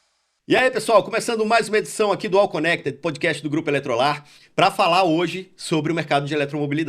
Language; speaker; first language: Portuguese; native; Portuguese